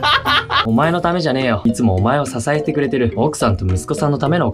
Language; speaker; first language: Japanese; native; Japanese